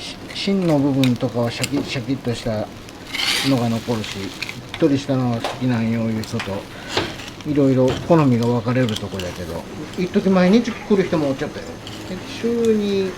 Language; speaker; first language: Japanese; native; Japanese